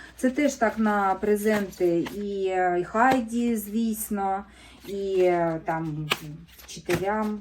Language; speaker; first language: Ukrainian; native; Ukrainian